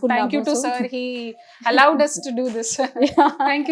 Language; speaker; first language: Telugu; non-native, fluent; Hindi